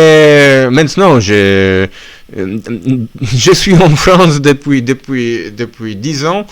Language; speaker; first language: French; non-native, learner; Polish